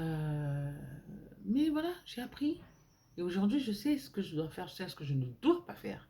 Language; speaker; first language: French; native; French